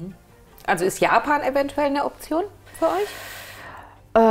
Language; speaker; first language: German; native; German